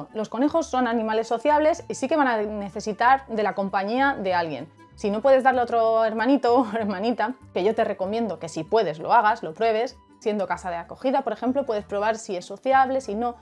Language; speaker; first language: Spanish; native; Spanish